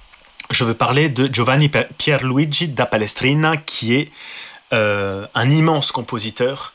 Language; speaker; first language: French; native; French